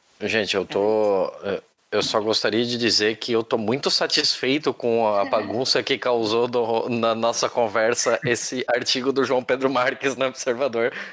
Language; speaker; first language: Portuguese; native; Portuguese